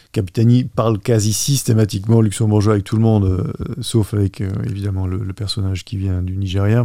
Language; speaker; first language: French; non-native, local second language; Luxembourgish